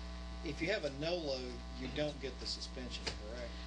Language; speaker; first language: English; native; English